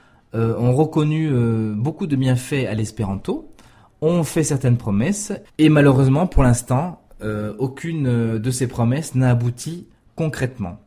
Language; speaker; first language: French; native; French